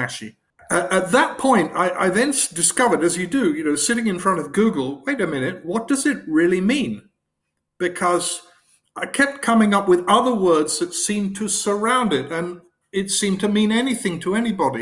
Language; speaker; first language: English; native; English